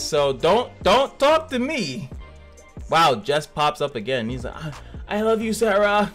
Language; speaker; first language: English; native; English